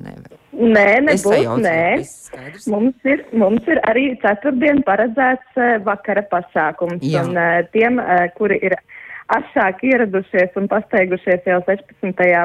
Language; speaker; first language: Latvian; early bilingual, heritage; Latvian